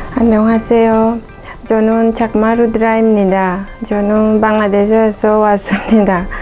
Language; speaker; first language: Korean; non-native, learner; Bangla